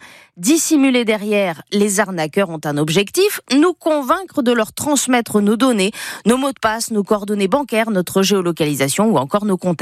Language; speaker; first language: French; native; French